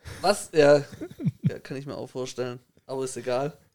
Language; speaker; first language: German; native; German